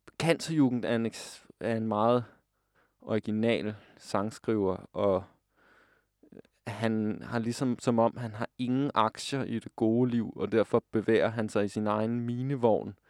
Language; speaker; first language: Danish; native; Danish